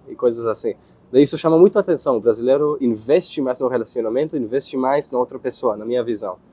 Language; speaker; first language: Portuguese; non-native, fluent; Hebrew